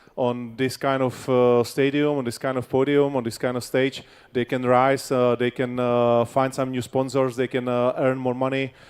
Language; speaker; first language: English; non-native, fluent; Czech